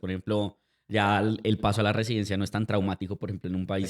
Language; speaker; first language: Spanish; native; Spanish